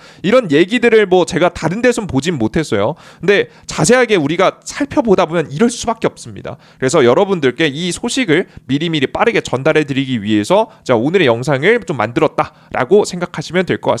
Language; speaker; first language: Korean; native; Korean